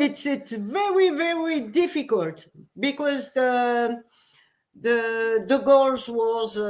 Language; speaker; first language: English; non-native, learner; French